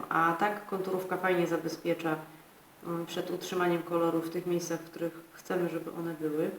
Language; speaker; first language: Polish; native; Polish